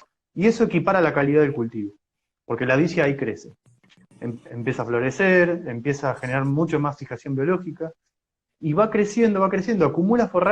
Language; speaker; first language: Spanish; native; Spanish